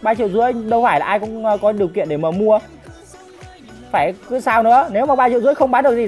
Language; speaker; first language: Vietnamese; native; Vietnamese